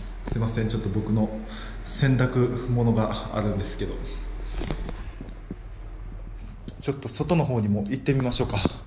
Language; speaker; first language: Japanese; native; Japanese